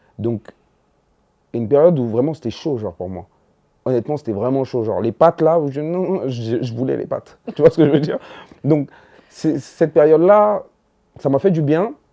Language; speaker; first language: French; early bilingual, other home language; Dyula